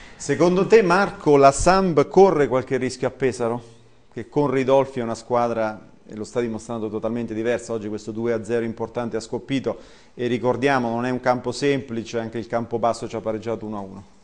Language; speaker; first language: Italian; native; Italian